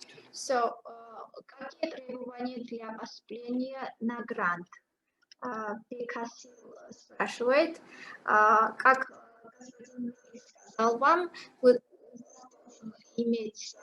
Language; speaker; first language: Russian; non-native, fluent; Georgian